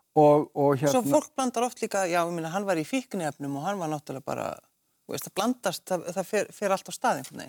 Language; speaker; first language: Icelandic; native; Icelandic